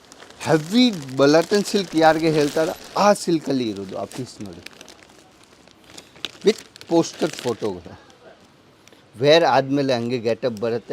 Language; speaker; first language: Kannada; non-native, fluent; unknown